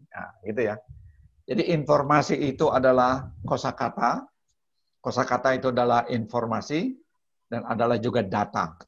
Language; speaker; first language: Indonesian; non-native, local second language; Balinese